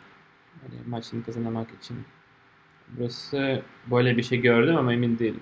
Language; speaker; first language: Turkish; non-native, fluent; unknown